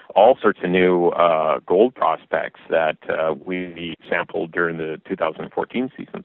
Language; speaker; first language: English; native; English